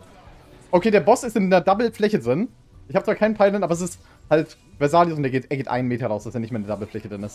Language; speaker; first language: German; native; German